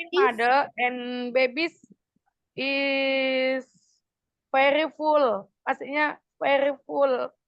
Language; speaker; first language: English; non-native, learner; Indonesian